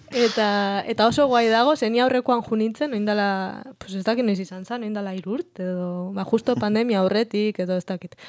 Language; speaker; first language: Basque; native; Basque